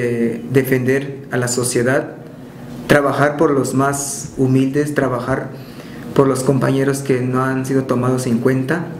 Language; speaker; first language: Spanish; non-native, local second language; Tzotzil